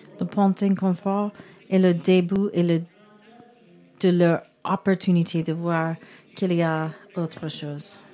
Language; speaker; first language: French; non-native, learner; English